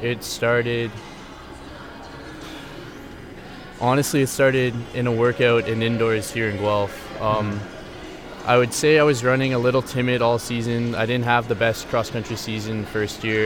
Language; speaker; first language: English; native; English